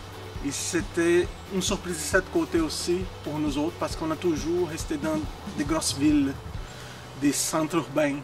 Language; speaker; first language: French; non-native, fluent; Portuguese